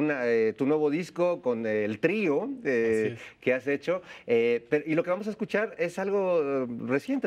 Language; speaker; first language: Spanish; native; Spanish